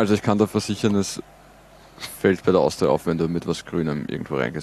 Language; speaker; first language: German; native; German